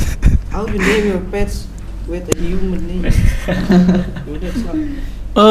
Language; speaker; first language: English; non-native, learner; Indonesian